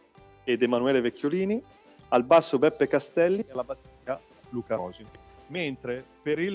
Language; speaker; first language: Italian; native; Italian